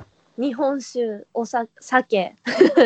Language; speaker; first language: English; non-native, learner; Japanese